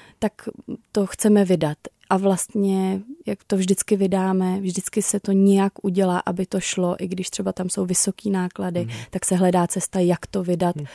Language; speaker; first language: Czech; native; Czech